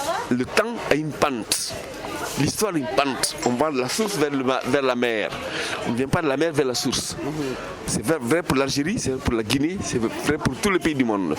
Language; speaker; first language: French; non-native, local second language; Fula